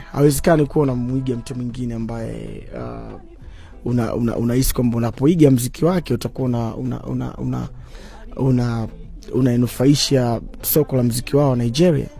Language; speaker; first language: Swahili; native; Swahili